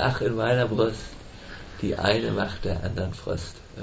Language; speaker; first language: German; native; German